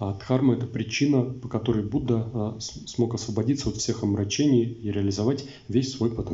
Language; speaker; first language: Russian; native; Russian